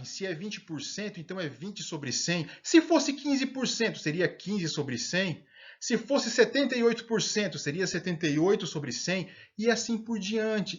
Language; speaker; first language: Portuguese; native; Portuguese